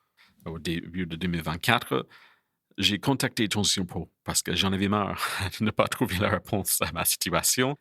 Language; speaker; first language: French; non-native, fluent; English